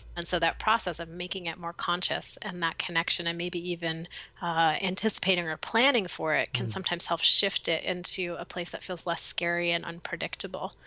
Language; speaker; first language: English; native; English